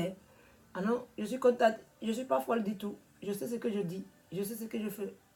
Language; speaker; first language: French; non-native, learner; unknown